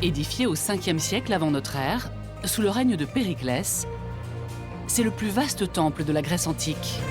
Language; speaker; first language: French; native; French